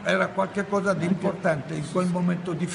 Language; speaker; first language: Italian; non-native, fluent; Ladino